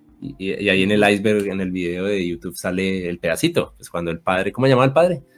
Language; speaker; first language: Spanish; native; Spanish